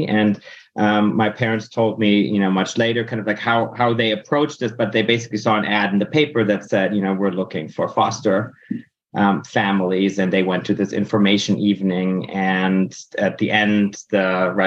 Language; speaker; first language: English; non-native, fluent; German